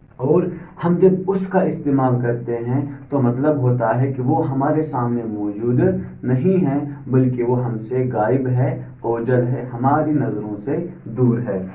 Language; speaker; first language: Urdu; native; Urdu